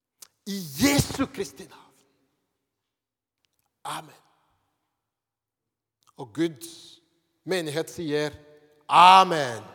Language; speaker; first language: Norwegian; non-native, fluent; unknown